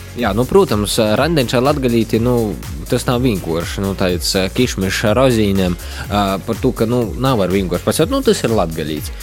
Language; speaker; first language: Latvian; native; Latvian